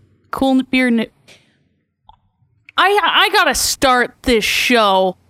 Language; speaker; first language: English; native; English